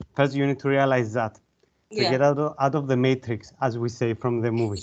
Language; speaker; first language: English; non-native, fluent; Greek